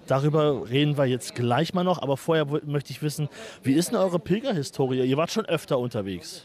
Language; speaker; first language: German; native; German